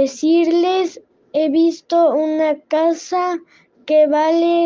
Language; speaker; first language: Spanish; non-native, learner; French